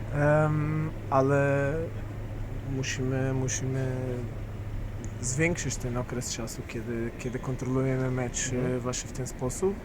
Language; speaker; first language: Polish; non-native, fluent; Portuguese